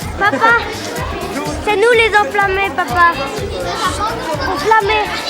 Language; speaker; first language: French; native; French